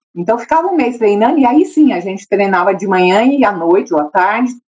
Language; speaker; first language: Portuguese; native; Portuguese